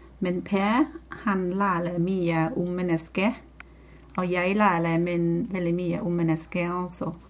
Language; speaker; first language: Norwegian; non-native, learner; Thai